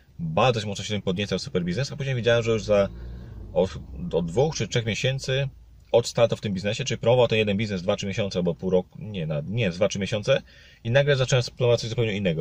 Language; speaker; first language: Polish; native; Polish